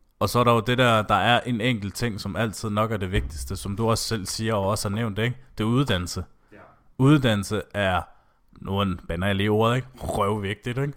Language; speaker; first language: Danish; native; Danish